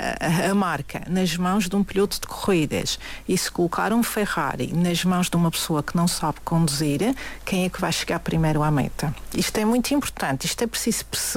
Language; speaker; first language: Portuguese; native; Portuguese